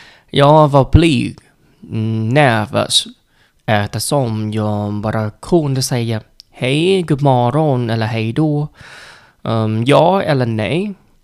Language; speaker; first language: Swedish; non-native, learner; Vietnamese